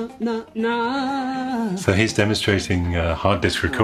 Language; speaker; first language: English; native; English